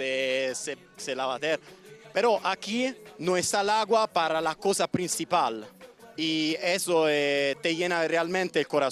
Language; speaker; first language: Spanish; non-native, learner; Italian